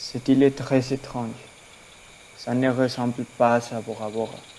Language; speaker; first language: French; non-native, learner; Spanish